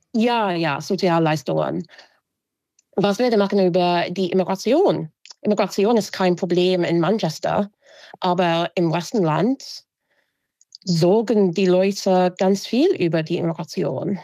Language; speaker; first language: German; non-native, fluent; English